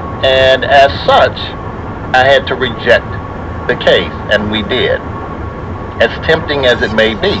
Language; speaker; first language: English; native; English